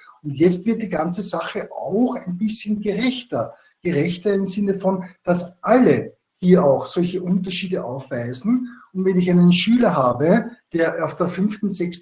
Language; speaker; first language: German; native; German